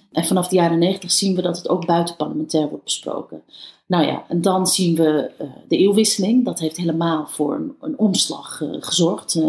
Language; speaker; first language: Dutch; early bilingual, other home language; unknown